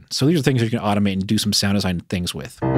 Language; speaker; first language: English; native; English